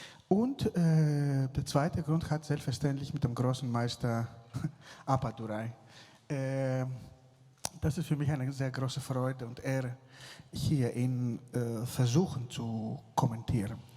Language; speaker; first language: German; non-native, fluent; Greek